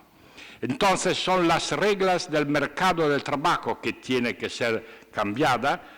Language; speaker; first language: Spanish; non-native, learner; Italian